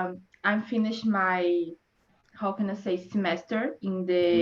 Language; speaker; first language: English; non-native, learner; Portuguese